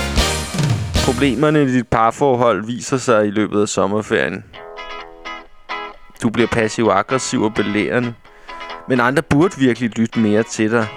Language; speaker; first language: Danish; native; Danish